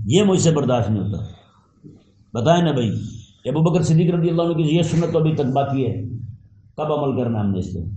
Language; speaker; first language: Urdu; non-native, local second language; Punjabi